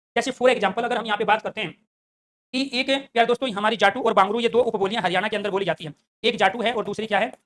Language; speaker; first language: Hindi; native; Hindi